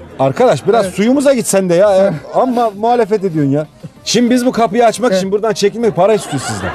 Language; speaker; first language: Turkish; native; Turkish